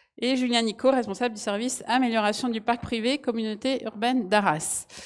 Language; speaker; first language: French; native; French